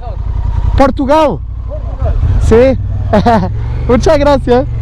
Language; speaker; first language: Spanish; non-native, learner; Portuguese